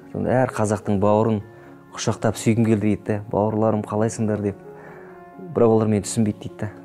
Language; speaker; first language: Kazakh; native; Kazakh